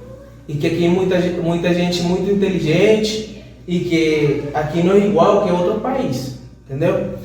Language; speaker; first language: Portuguese; non-native, fluent; Spanish